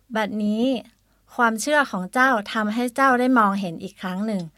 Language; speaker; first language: Thai; native; Thai